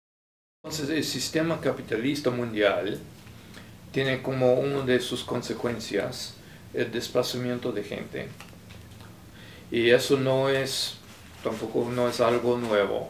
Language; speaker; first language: Spanish; non-native, fluent; English